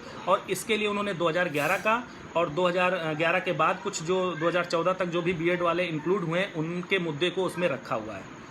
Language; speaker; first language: Hindi; native; Hindi